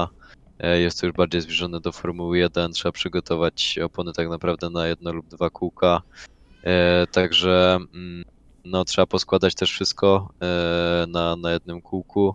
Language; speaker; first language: Polish; native; Polish